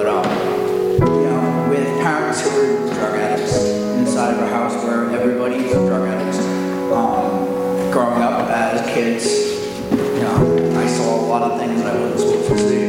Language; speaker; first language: English; native; English